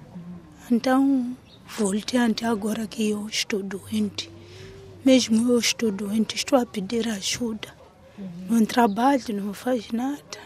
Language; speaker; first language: Portuguese; non-native, local second language; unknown